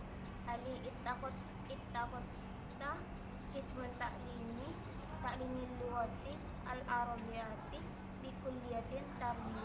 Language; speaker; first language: Arabic; non-native, learner; Indonesian